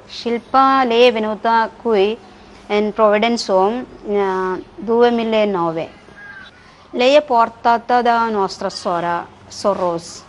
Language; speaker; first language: Italian; non-native, learner; Malayalam